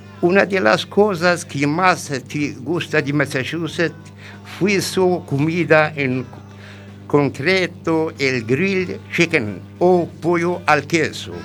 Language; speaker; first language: Spanish; non-native, learner; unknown